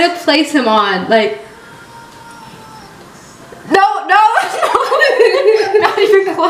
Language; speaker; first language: English; native; English